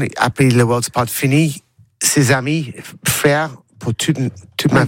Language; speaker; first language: French; non-native, learner; English